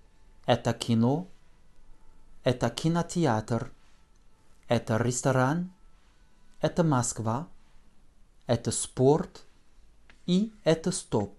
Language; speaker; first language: Russian; non-native, fluent; French